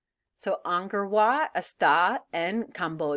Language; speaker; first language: Spanish; non-native, fluent; English